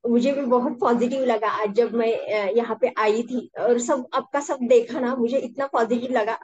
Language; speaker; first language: Hindi; non-native, local second language; Marathi